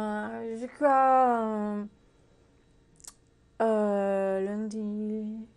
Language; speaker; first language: French; non-native, learner; English